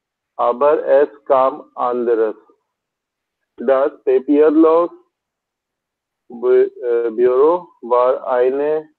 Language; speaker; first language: German; non-native, learner; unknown